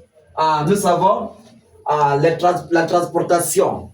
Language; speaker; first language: French; non-native, fluent; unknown